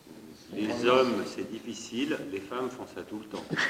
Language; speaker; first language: French; native; French